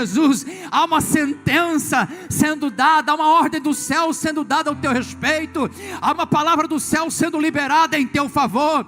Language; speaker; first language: Portuguese; native; Portuguese